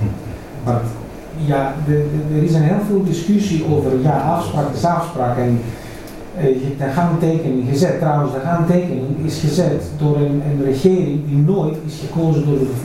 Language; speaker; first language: Dutch; non-native, fluent; Greek